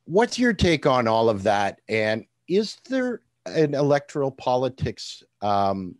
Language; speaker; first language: English; native; English